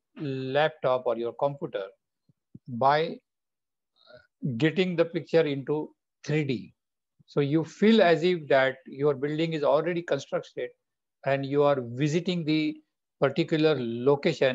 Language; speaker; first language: English; non-native, local second language; Bangla